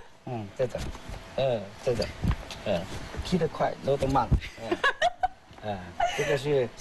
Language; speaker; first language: Chinese; native; Chinese